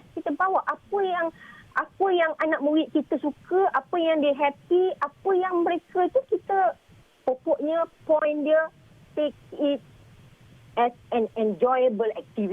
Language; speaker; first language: Malay; native; Malay